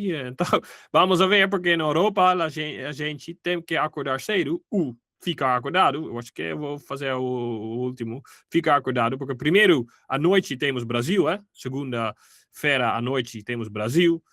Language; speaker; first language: Portuguese; non-native, fluent; Dutch